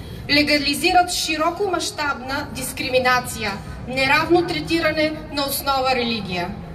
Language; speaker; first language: Bulgarian; native; Bulgarian